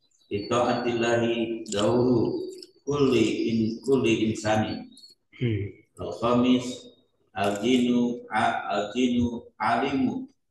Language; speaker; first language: Arabic; non-native, learner; Indonesian